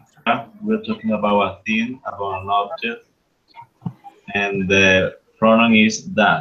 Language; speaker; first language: English; non-native, fluent; Spanish